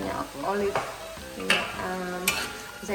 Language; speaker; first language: Indonesian; native; Indonesian